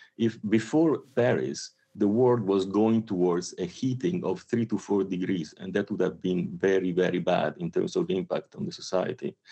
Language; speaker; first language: English; non-native, fluent; Italian